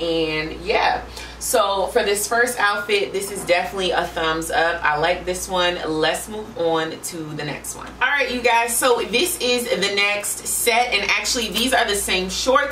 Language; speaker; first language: English; native; English